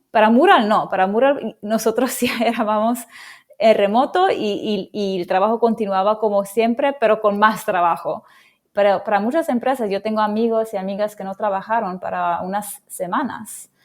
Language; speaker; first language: Spanish; non-native, fluent; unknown